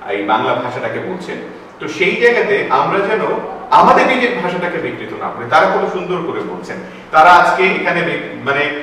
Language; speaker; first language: Bangla; native; Bangla